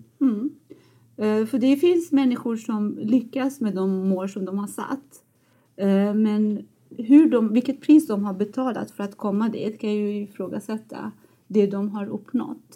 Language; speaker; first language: Swedish; non-native, fluent; Persian